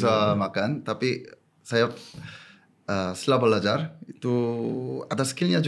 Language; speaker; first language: Indonesian; non-native, fluent; Korean